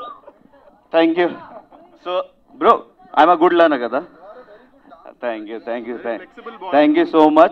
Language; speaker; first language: Telugu; non-native, learner; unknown